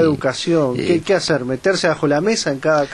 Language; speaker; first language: Spanish; native; Spanish